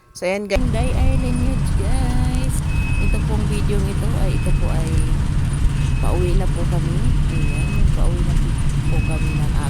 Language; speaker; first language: Filipino; native; Filipino